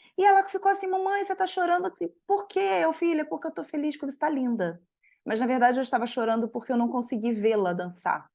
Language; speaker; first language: Portuguese; native; Portuguese